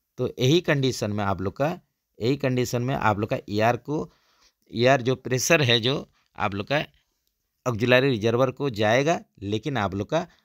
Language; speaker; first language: Hindi; native; Hindi